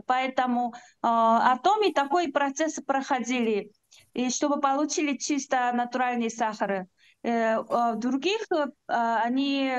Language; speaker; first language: Russian; non-native, learner; Korean